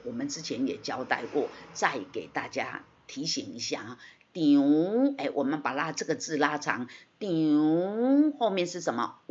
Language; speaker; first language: Chinese; non-native, local second language; Min Nan Chinese